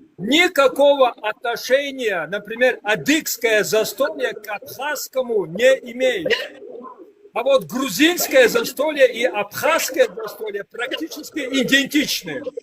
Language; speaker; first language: Russian; non-native, local second language; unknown